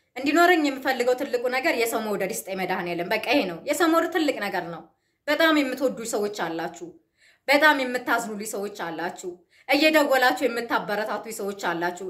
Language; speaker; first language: Amharic; native; Amharic